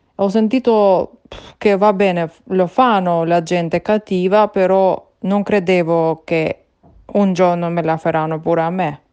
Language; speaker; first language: Italian; non-native, learner; Albanian